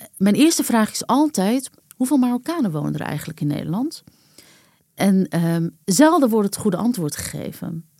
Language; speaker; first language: Dutch; early bilingual, other home language; Arabic